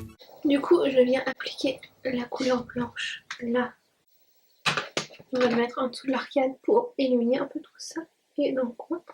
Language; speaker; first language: French; native; French